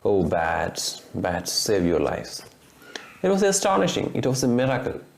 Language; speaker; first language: English; non-native, local second language; Malayalam